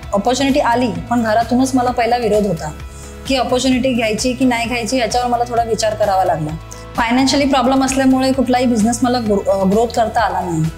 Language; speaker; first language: Marathi; non-native, local second language; Gujarati